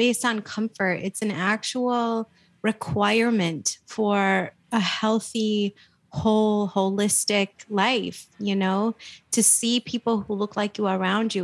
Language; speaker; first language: English; native; English